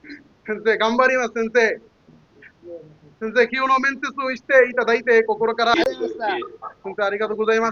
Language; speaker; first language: Japanese; non-native, learner; Bangla